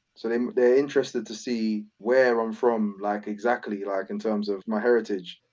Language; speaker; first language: English; native; English